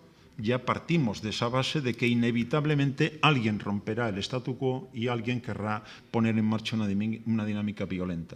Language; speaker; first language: Spanish; native; Spanish